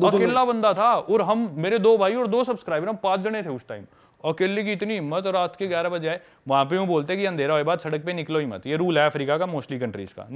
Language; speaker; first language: Hindi; native; Hindi